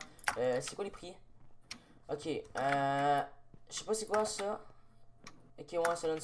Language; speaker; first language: French; native; French